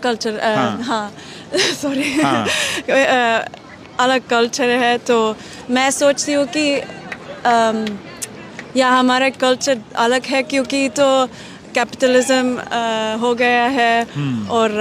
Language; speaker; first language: Hindi; non-native, learner; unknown